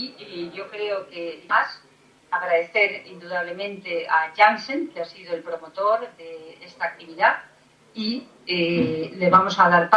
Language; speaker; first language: Spanish; native; Spanish